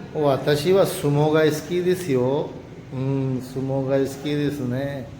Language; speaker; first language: Japanese; non-native, fluent; Urdu